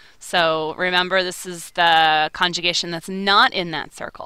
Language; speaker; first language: English; native; English